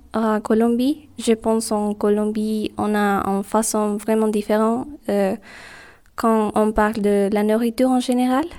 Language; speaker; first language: French; non-native, learner; Spanish